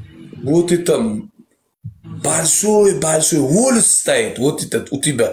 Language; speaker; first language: Russian; non-native, learner; Uzbek